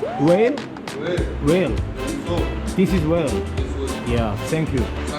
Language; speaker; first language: English; non-native, learner; Korean